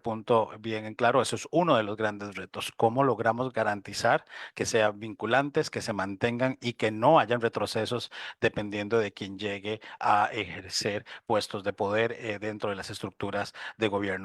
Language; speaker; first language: Spanish; native; Spanish